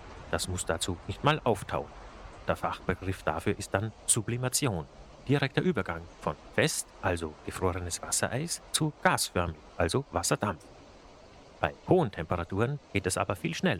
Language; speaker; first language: German; native; German